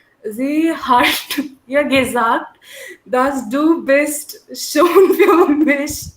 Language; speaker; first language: German; non-native, learner; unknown